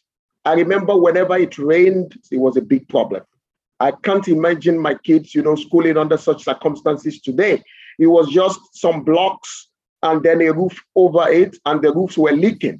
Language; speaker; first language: English; non-native, local second language; Yoruba